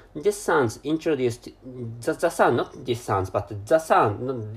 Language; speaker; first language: English; non-native, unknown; Japanese